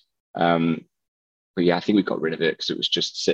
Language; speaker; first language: English; native; English